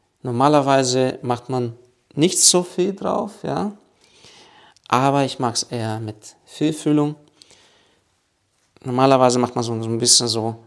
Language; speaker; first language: German; non-native, fluent; Bulgarian